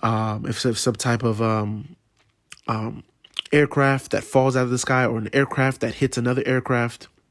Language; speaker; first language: English; native; English